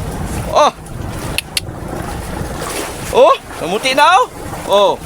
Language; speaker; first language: Filipino; native; Filipino